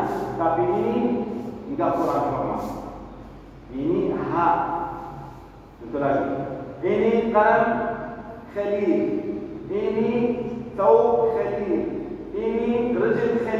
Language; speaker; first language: Indonesian; non-native, learner; Arabic